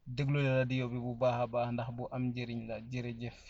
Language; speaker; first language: Italian; non-native, learner; Fula